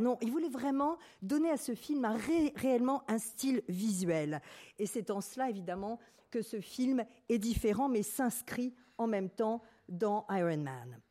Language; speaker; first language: French; native; French